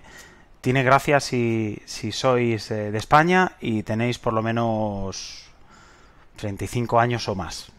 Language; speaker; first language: Spanish; native; Spanish